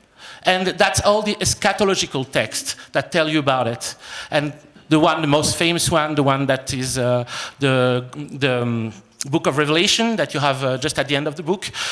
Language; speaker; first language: English; non-native, fluent; French